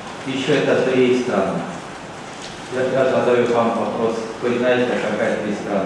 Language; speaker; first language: Russian; non-native, learner; Korean